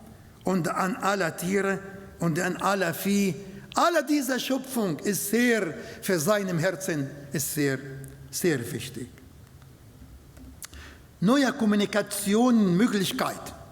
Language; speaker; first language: German; non-native, learner; Arabic